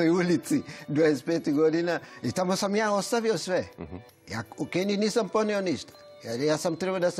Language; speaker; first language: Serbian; non-native, fluent; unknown